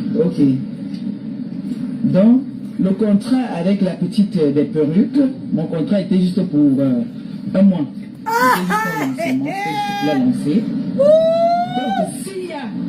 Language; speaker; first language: French; non-native, local second language; Lingala